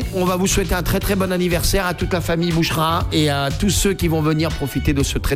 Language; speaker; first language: French; native; French